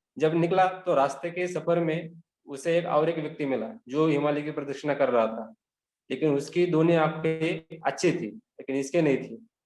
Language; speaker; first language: Hindi; non-native, local second language; Marathi